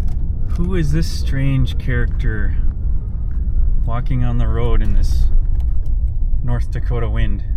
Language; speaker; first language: English; native; English